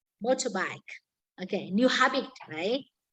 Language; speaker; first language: English; non-native, learner; Vietnamese